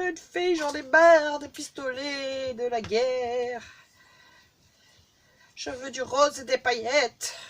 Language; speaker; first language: French; native; French